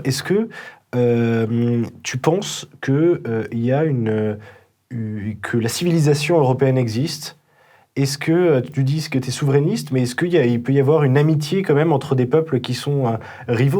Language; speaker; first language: French; native; French